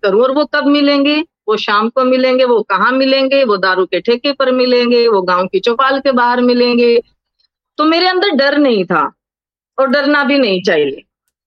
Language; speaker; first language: Hindi; native; Hindi